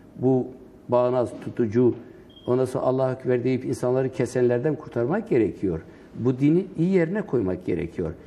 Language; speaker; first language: Turkish; non-native, local second language; Kurdish